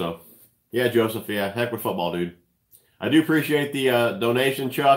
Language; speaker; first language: English; native; English